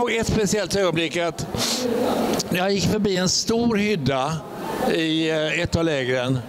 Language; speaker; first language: Swedish; native; Swedish